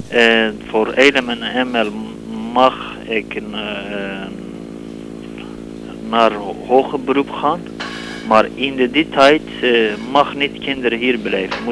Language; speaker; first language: Dutch; non-native, learner; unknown